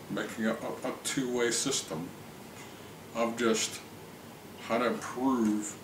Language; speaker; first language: English; native; English